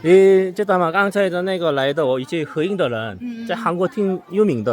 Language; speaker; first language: Chinese; non-native, fluent; Korean